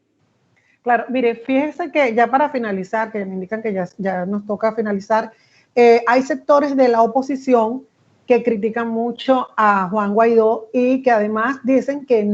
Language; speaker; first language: Spanish; native; Spanish